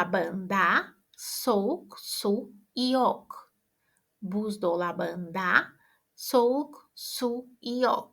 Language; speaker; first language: Turkish; non-native, fluent; Portuguese